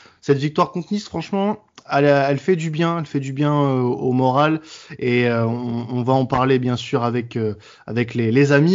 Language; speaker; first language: French; native; French